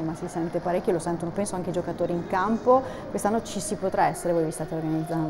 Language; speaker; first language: Italian; native; Italian